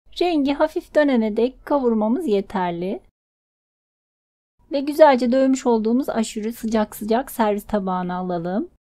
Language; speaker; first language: Turkish; native; Turkish